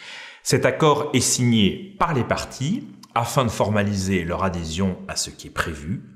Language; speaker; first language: French; native; French